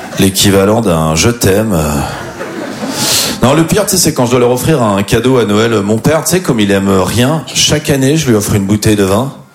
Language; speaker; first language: French; native; French